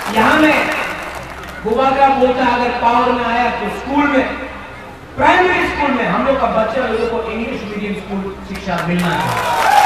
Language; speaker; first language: Hindi; non-native, local second language; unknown